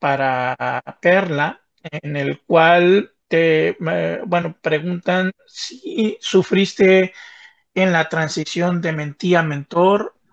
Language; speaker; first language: Spanish; native; Spanish